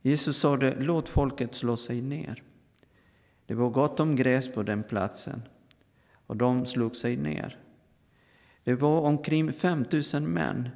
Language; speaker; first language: Swedish; non-native, fluent; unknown